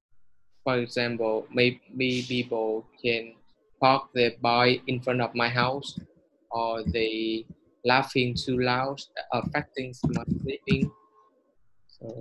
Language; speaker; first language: English; non-native, learner; Vietnamese